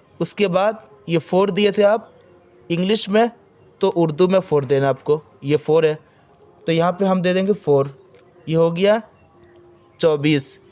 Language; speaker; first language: Hindi; native; Hindi